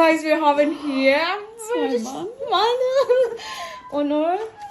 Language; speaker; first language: German; non-native, learner; Filipino